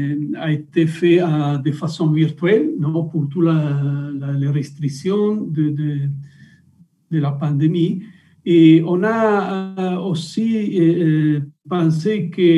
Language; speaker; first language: French; non-native, fluent; Italian